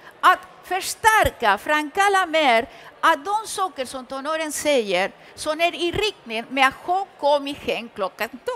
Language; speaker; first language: Swedish; early bilingual, other home language; Spanish